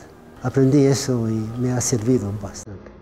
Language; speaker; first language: Spanish; non-native, fluent; English